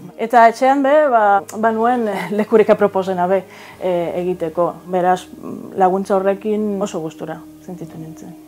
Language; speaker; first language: Basque; non-native, fluent; Spanish